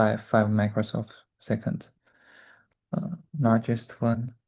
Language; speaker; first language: English; non-native, learner; Chinese